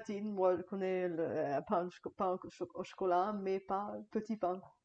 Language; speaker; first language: French; non-native, fluent; Bulgarian